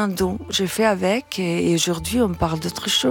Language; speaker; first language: French; non-native, fluent; Italian